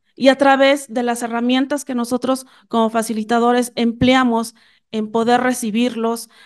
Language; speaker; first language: Spanish; non-native, local second language; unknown